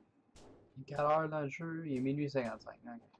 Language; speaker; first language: French; native; French